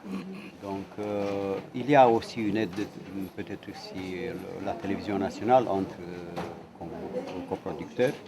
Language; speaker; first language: French; non-native, fluent; Romanian